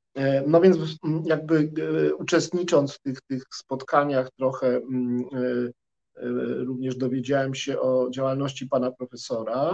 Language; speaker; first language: Polish; native; Polish